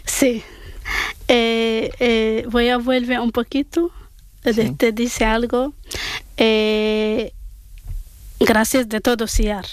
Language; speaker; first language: Spanish; non-native, learner; Arabic